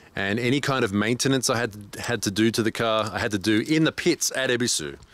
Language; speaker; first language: English; native; English